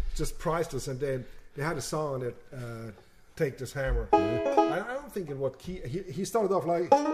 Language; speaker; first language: English; non-native, fluent; German